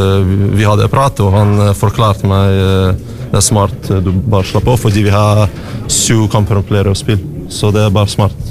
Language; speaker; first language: Norwegian; non-native, learner; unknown